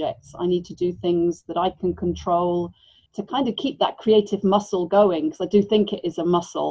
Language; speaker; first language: English; native; English